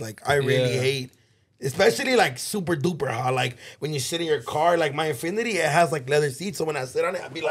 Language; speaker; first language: English; early bilingual, other home language; Spanish